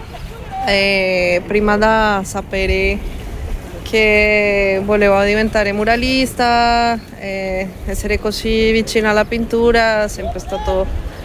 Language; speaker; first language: Italian; non-native, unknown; Spanish